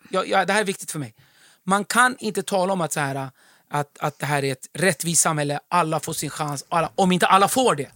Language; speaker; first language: Swedish; early bilingual, other home language; Kurdish